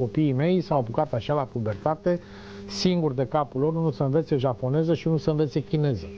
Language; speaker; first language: Romanian; native; Romanian